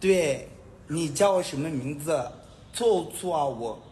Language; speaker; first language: Chinese; non-native, learner; Ghomala